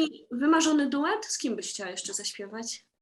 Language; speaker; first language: Polish; native; Polish